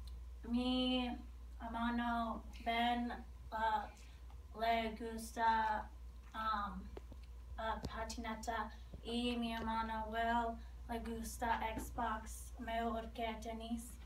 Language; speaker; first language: Spanish; non-native, learner; English